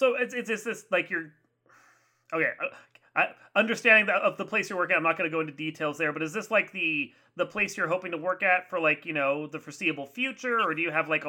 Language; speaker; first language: English; native; English